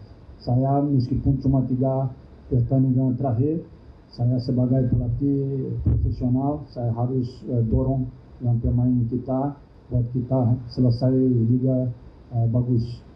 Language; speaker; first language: Indonesian; non-native, fluent; Thai